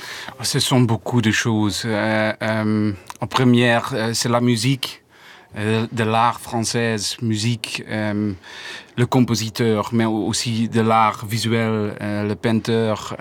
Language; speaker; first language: French; non-native, learner; Dutch